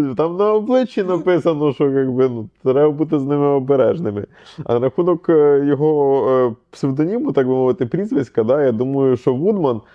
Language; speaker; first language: Ukrainian; native; Ukrainian